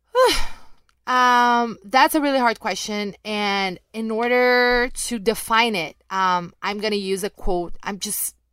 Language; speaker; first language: English; non-native, fluent; Portuguese